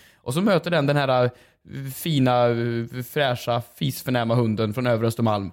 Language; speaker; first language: Swedish; native; Swedish